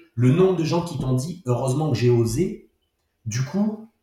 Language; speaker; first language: French; native; French